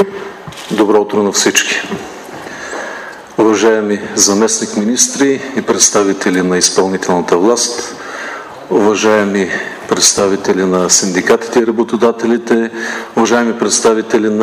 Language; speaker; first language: Bulgarian; native; Bulgarian